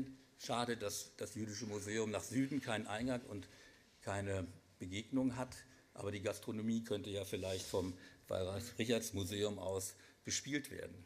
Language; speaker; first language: German; native; German